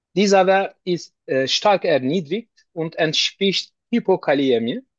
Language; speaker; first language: German; non-native, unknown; Turkish